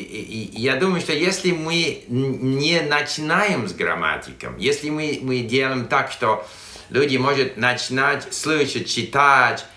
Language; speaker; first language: Russian; non-native, fluent; English